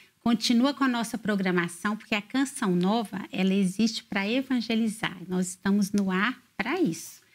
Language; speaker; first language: Portuguese; native; Portuguese